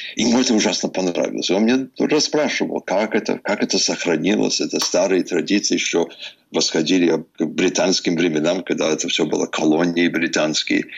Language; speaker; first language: Russian; early bilingual, heritage; English